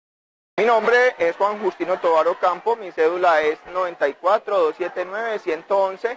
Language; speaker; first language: Spanish; native; Spanish